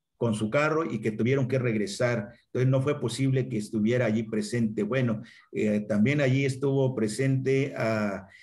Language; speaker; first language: Spanish; non-native, local second language; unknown